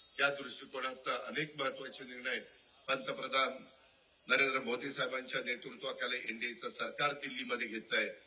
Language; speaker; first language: Marathi; native; Marathi